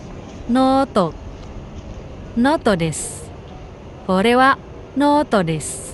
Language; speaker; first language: Japanese; non-native, fluent; Indonesian